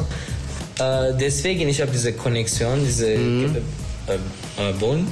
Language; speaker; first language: German; non-native, learner; Turkish